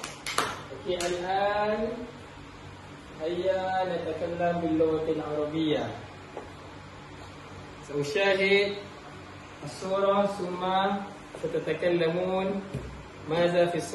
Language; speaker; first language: Arabic; non-native, learner; Malay